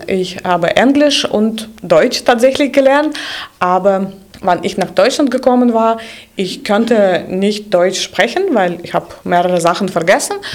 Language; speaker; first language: German; non-native, fluent; Russian